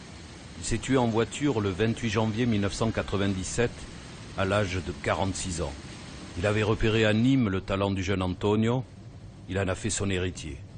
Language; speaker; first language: French; native; French